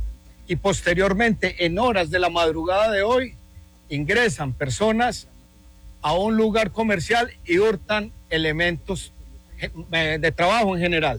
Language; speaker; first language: Spanish; native; Spanish